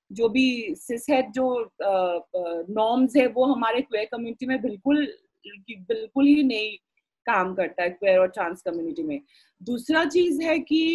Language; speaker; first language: Hindi; non-native, local second language; Assamese